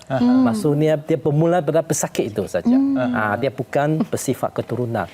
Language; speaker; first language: Malay; non-native, local second language; Chinese